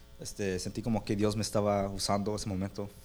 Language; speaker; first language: Spanish; early bilingual, heritage; Spanish